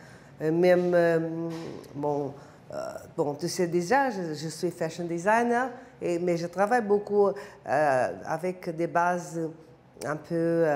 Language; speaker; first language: French; non-native, fluent; Portuguese